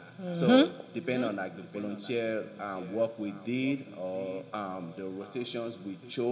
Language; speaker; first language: English; non-native, local second language; Yoruba